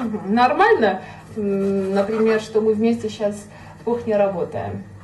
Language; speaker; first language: Russian; non-native, fluent; Armenian